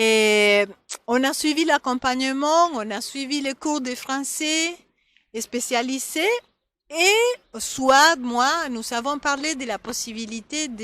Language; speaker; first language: French; non-native, fluent; Spanish